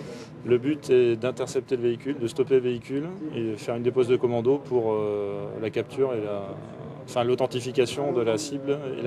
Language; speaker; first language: French; native; French